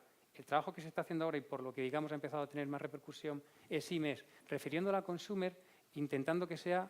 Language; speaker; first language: Spanish; native; Spanish